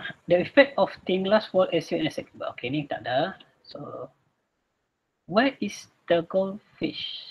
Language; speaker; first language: English; non-native, local second language; Malay